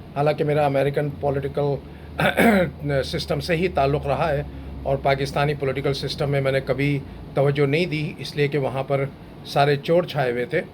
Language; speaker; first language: Urdu; native; Urdu